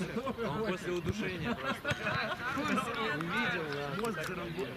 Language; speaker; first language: Russian; native; Russian